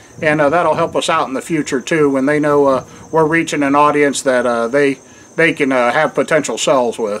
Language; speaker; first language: English; native; English